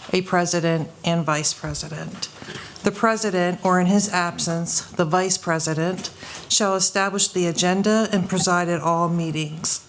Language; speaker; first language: English; native; English